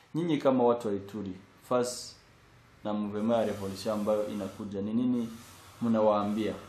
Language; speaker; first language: Swahili; non-native, local second language; Kinyarwanda